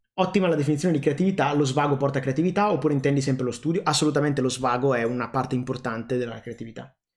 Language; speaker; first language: Italian; native; Italian